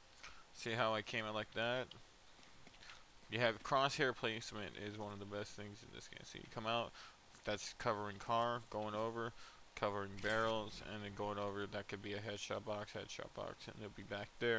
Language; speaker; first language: English; native; English